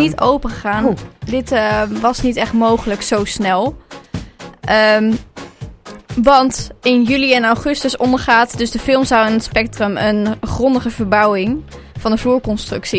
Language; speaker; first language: Dutch; native; Dutch